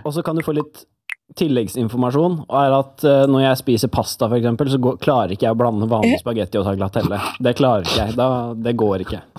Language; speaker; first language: Norwegian; native; Norwegian